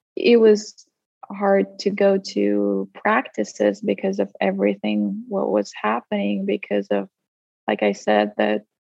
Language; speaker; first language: English; non-native, fluent; Russian